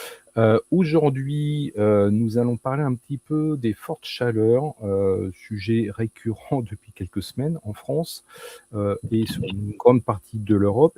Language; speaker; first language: French; native; French